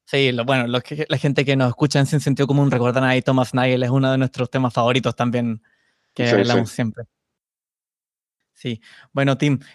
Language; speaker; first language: Spanish; native; Spanish